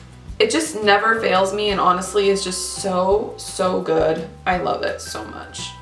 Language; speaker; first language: English; native; English